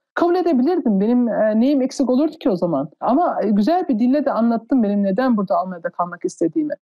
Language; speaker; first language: Turkish; early bilingual, heritage; Turkish